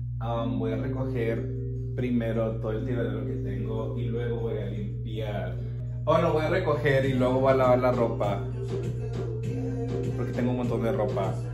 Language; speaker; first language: Spanish; early bilingual, heritage; Spanish